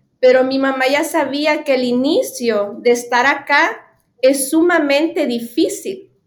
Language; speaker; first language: Spanish; native; Spanish